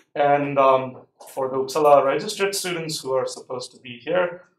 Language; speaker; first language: English; non-native, local second language; Tamil